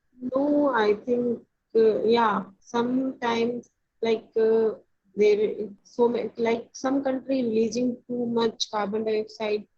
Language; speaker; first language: English; non-native, learner; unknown